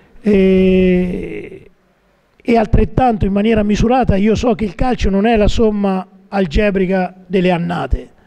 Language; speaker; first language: Italian; native; Italian